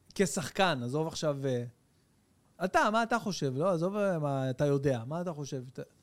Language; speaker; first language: Hebrew; native; Hebrew